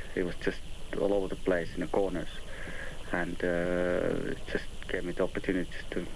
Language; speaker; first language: English; non-native, fluent; Finnish